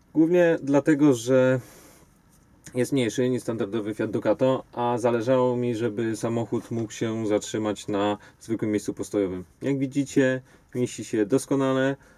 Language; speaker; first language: Polish; native; Polish